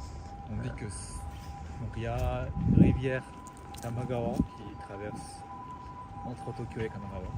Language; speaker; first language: French; non-native, learner; Japanese